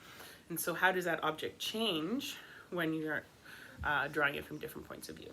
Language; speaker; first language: English; native; English